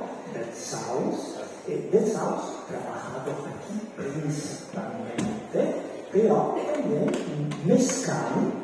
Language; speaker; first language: Spanish; non-native, learner; Italian